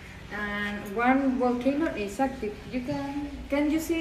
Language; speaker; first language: English; non-native, learner; Spanish